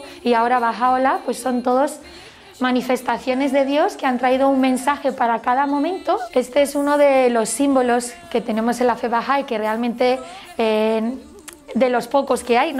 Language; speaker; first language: Spanish; native; Spanish